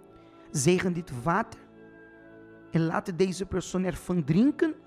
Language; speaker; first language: Dutch; non-native, fluent; Portuguese